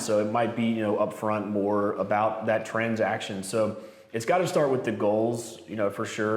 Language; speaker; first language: English; native; English